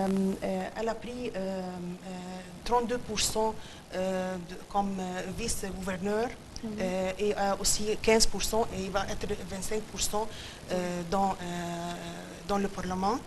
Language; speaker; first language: French; non-native, fluent; Arabic